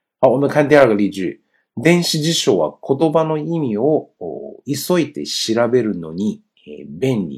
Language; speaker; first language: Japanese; non-native, fluent; Chinese